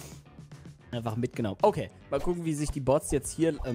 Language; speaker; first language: German; native; German